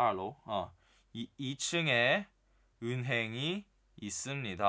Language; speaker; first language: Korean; non-native, fluent; Chinese